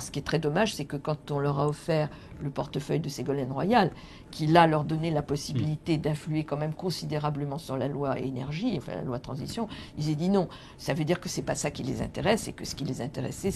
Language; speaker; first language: French; native; French